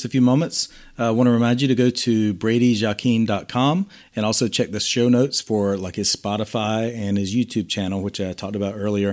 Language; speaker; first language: English; native; English